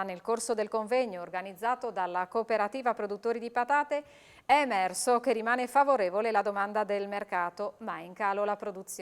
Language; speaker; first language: Italian; native; Italian